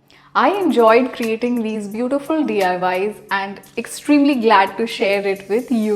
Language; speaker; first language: English; non-native, local second language; Hindi